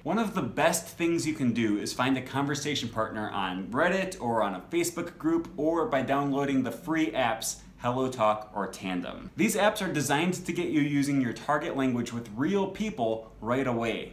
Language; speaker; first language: English; native; English